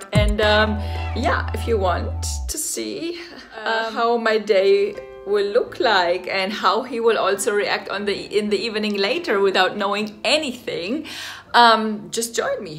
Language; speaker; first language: English; non-native, fluent; German